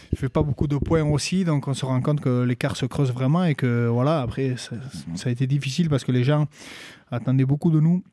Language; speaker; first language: French; native; French